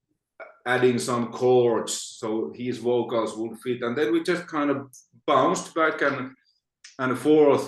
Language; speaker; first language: English; non-native, fluent; Finnish